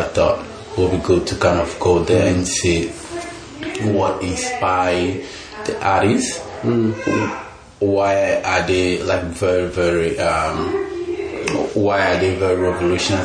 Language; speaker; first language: English; non-native, local second language; Ga